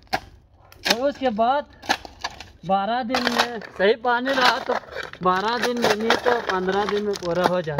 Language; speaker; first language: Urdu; non-native, local second language; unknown